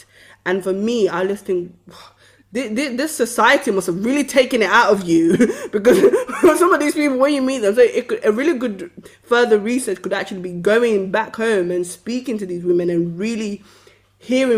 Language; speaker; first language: English; native; English